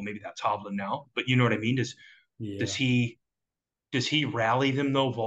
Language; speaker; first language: English; native; English